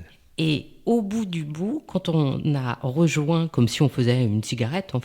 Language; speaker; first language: French; native; French